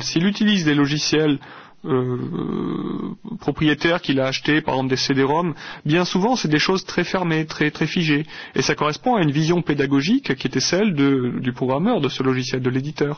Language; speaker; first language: French; native; French